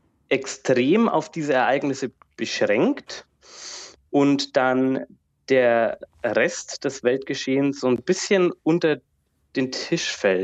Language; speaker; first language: German; native; German